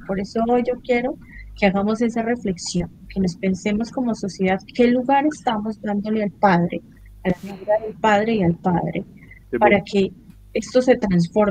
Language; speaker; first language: Spanish; native; Spanish